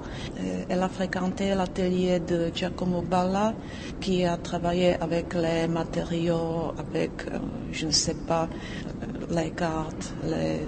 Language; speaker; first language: French; non-native, fluent; Czech